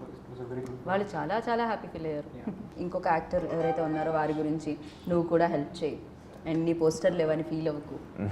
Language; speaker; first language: Telugu; native; Telugu